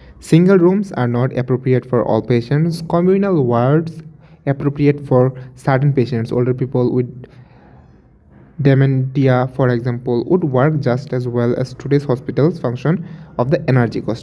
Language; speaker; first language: English; non-native, local second language; Bangla